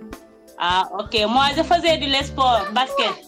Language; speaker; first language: French; non-native, local second language; Wolof